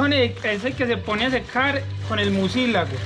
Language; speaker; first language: Spanish; native; Spanish